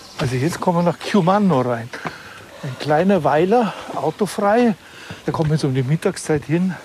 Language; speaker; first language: German; native; German